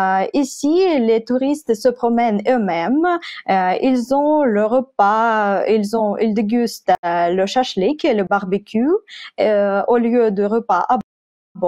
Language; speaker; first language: French; non-native, fluent; Russian